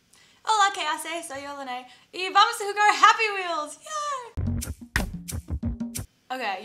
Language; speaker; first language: Spanish; non-native, learner; English